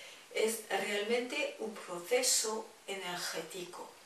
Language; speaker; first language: Spanish; non-native, fluent; French